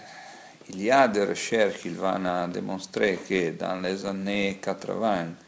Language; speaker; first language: French; non-native, fluent; Italian